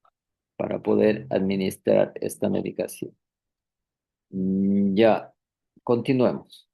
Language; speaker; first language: Spanish; native; Spanish